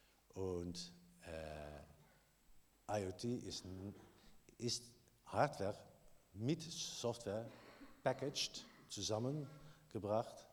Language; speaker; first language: German; non-native, learner; Dutch